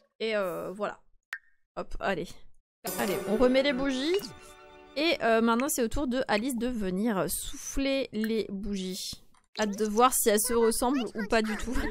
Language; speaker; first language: French; native; French